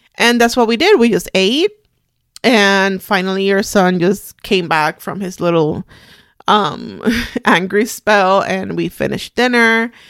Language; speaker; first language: English; non-native, fluent; Spanish